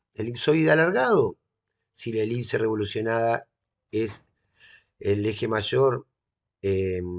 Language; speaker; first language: Spanish; native; Spanish